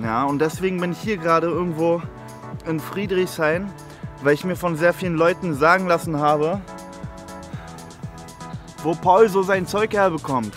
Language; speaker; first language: German; native; German